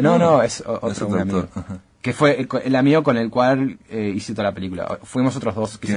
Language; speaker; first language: Spanish; native; Spanish